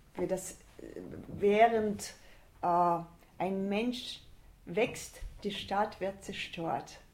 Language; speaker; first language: German; non-native, fluent; Russian